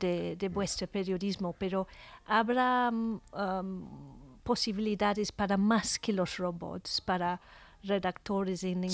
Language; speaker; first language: Spanish; non-native, fluent; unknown